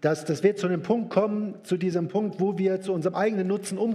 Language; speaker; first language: German; native; German